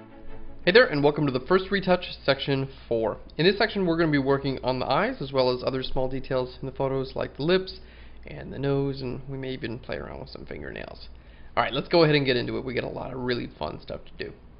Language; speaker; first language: English; native; English